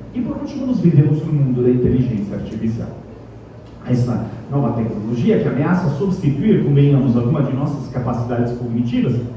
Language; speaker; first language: Portuguese; non-native, fluent; Italian